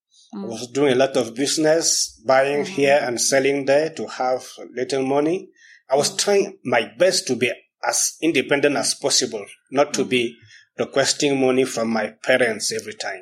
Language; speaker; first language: English; non-native, local second language; French